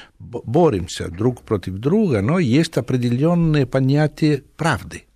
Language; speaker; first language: Russian; non-native, fluent; Italian